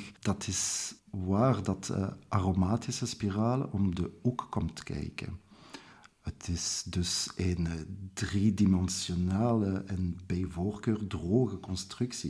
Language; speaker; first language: Dutch; non-native, local second language; French